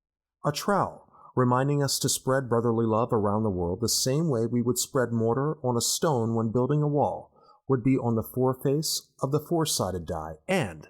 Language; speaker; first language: English; native; English